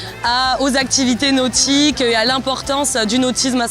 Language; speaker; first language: French; native; French